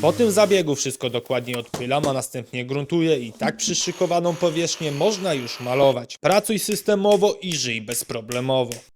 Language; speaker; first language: Polish; native; Polish